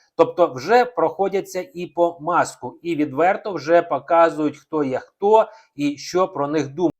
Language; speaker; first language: Ukrainian; non-native, local second language; Russian